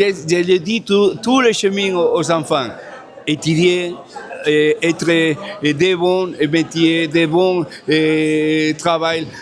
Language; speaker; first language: French; non-native, fluent; Spanish